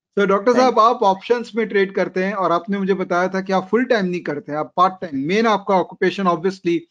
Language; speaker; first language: Hindi; native; Hindi